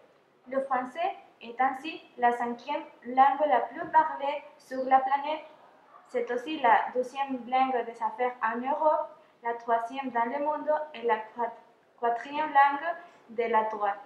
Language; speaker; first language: French; non-native, fluent; Spanish